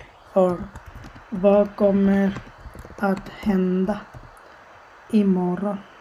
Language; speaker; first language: Swedish; non-native, fluent; Bangla